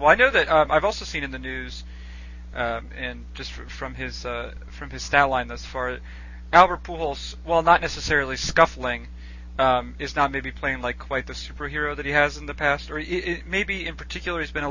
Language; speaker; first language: English; native; English